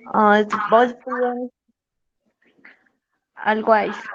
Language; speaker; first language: English; non-native, learner; Spanish